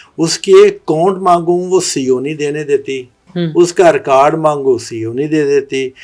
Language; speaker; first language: Urdu; non-native, local second language; Punjabi